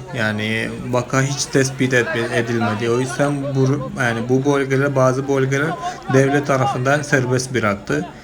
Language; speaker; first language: Turkish; non-native, fluent; Malayalam